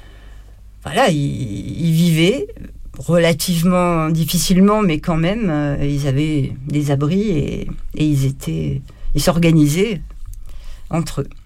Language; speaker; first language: French; native; French